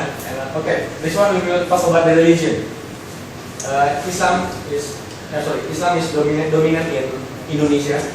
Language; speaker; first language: English; non-native, local second language; Indonesian